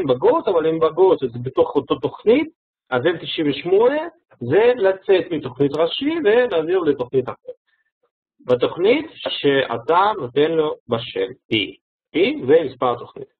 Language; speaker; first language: Hebrew; non-native, fluent; Russian